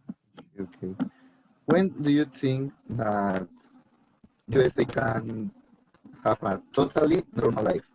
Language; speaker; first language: English; non-native, learner; Spanish